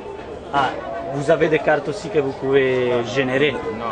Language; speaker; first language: French; non-native, learner; Italian